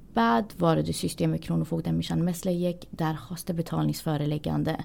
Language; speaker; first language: Persian; early bilingual, other home language; Swedish